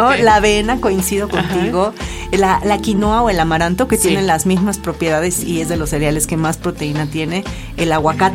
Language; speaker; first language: Spanish; native; Spanish